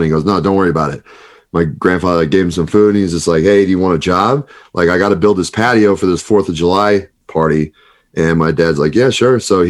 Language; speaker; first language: English; native; English